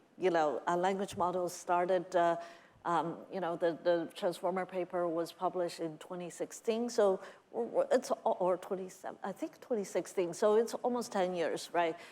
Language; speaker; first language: English; non-native, fluent; Chinese